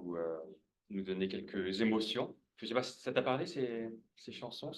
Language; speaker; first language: French; native; French